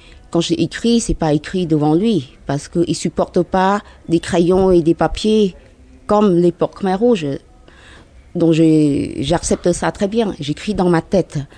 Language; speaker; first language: French; non-native, fluent; Khmer